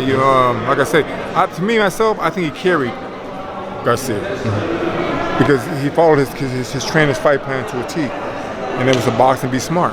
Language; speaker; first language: English; native; English